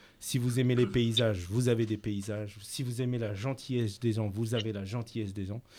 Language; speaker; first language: French; native; French